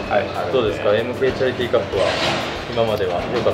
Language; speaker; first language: Japanese; native; Japanese